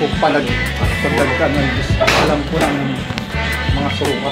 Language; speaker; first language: Filipino; non-native, local second language; Cebuano